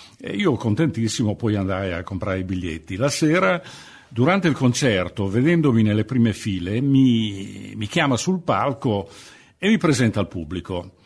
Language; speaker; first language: Italian; native; Italian